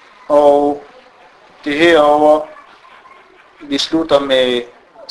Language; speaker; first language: Danish; non-native, fluent; Arabic